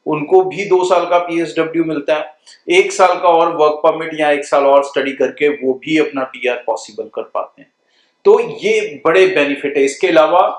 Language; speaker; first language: Hindi; non-native, local second language; Punjabi